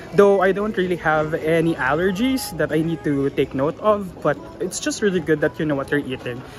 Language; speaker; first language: English; non-native, local second language; Filipino